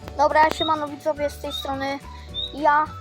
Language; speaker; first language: Polish; native; Polish